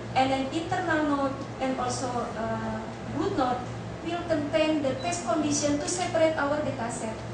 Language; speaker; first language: English; non-native, fluent; Indonesian